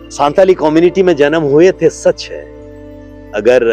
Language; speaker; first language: Hindi; non-native, local second language; Odia